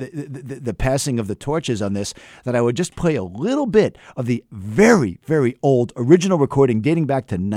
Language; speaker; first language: English; native; English